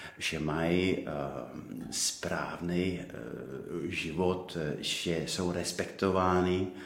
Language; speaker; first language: Czech; non-native, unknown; Danish